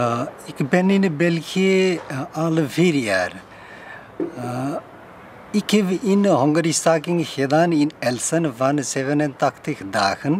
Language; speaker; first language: Dutch; non-native, learner; Nepali